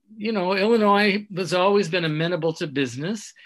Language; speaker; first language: English; native; English